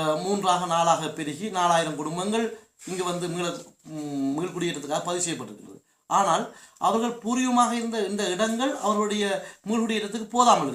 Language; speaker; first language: Tamil; native; Tamil